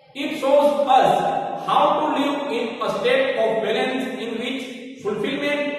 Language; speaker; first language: English; non-native, local second language; Gujarati